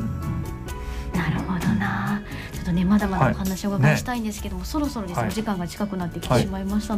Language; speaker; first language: Japanese; native; Japanese